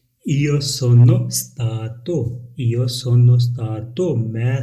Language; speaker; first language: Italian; non-native, fluent; Urdu